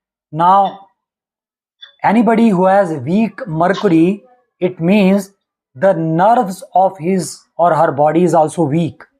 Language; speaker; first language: English; non-native, local second language; Hindi